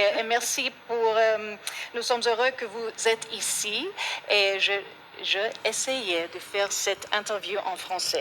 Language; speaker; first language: French; non-native, learner; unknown